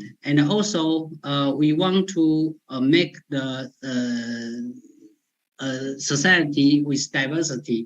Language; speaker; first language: English; non-native, fluent; Chinese